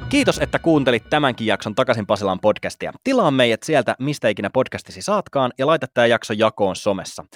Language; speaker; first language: Finnish; native; Finnish